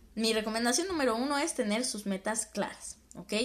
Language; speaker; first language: Spanish; native; Spanish